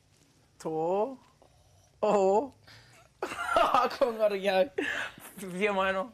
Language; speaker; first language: Māori; non-native, learner; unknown